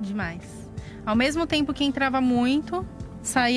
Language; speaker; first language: Portuguese; native; Portuguese